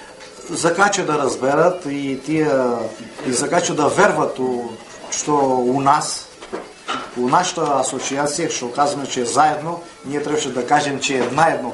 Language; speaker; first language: Bulgarian; early bilingual, heritage; Bulgarian